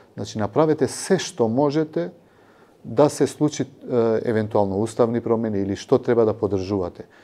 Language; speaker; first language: Macedonian; non-native, local second language; Albanian